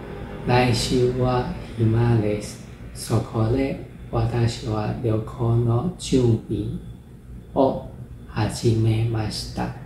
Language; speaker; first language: Japanese; non-native, fluent; Chinese